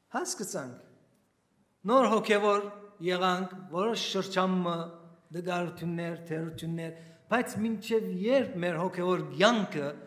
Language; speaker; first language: Armenian; early bilingual, heritage; Armenian